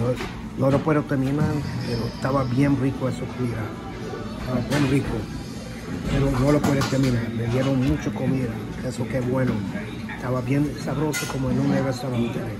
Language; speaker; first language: Spanish; early bilingual, heritage; English